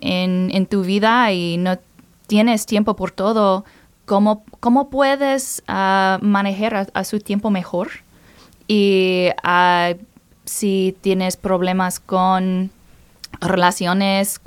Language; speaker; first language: Spanish; non-native, learner; English